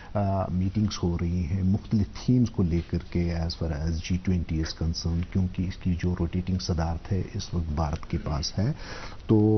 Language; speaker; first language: Hindi; non-native, local second language; Kashmiri